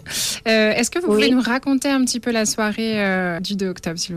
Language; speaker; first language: French; native; French